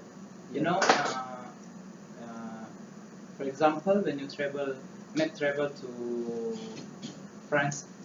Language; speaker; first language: English; non-native, learner; Malay